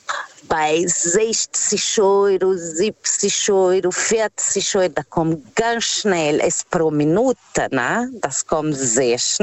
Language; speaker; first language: German; non-native, fluent; Portuguese